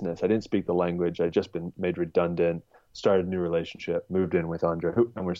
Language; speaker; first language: English; native; English